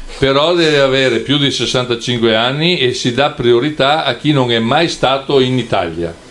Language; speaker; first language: Italian; native; Italian